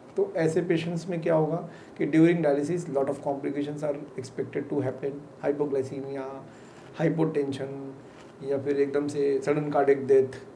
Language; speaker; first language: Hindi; native; Hindi